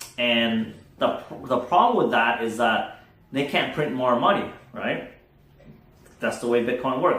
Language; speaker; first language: English; non-native, fluent; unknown